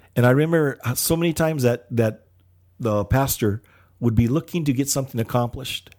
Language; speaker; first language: English; early bilingual, other home language; Filipino